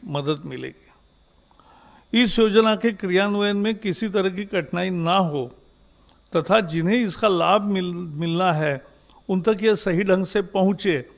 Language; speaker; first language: Hindi; native; Hindi